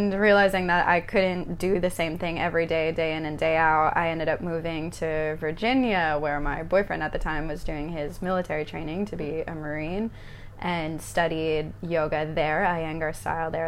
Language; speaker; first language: English; native; English